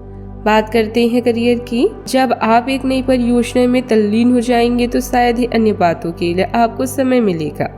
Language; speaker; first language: Hindi; native; Hindi